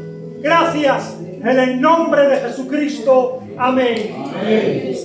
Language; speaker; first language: Spanish; native; Spanish